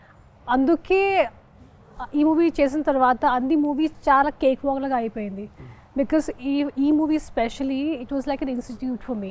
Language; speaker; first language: Telugu; non-native, fluent; Hindi